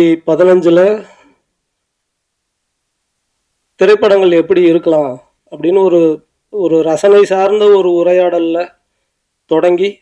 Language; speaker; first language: Tamil; native; Tamil